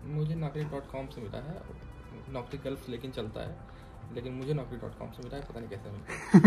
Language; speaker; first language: Hindi; native; Hindi